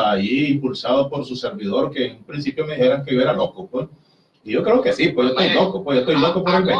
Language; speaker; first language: Spanish; native; Spanish